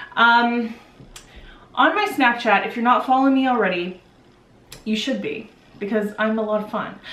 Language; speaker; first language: English; native; English